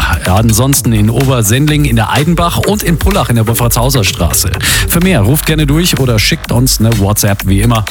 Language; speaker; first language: German; native; German